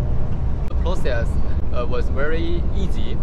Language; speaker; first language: English; non-native, fluent; Chinese